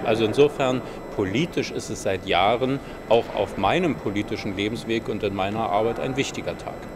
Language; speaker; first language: German; native; German